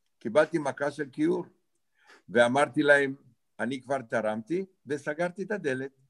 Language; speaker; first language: Hebrew; non-native, fluent; Romanian